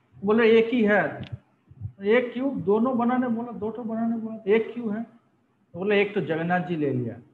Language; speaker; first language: Hindi; non-native, local second language; Bangla